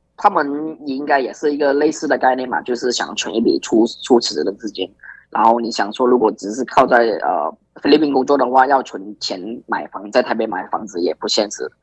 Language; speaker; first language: Chinese; native; Chinese